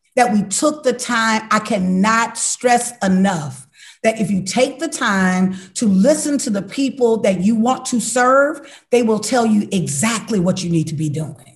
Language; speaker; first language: English; native; English